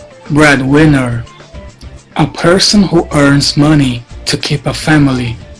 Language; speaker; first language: English; non-native, fluent; Portuguese